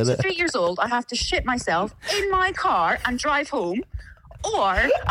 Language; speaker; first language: English; native; English